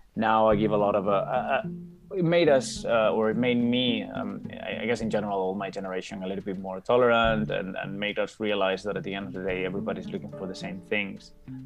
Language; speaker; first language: English; non-native, fluent; Spanish